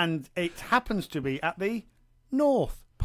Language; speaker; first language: English; native; English